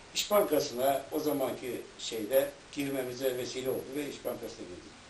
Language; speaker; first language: Turkish; native; Turkish